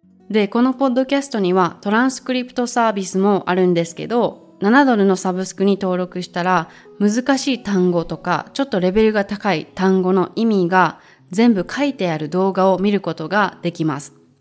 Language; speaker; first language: Japanese; native; Japanese